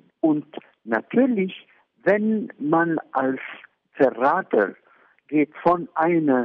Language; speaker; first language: German; non-native, fluent; Arabic